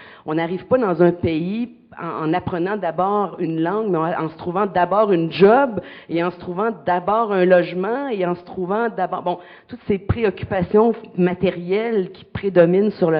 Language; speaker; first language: French; native; French